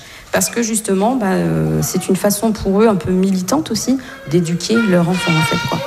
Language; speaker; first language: French; native; French